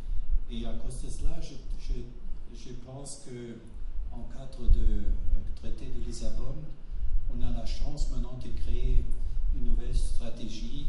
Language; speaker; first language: French; non-native, fluent; German